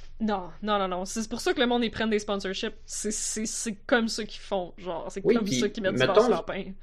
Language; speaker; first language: French; native; French